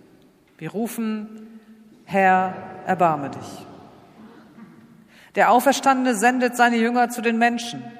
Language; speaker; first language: German; native; German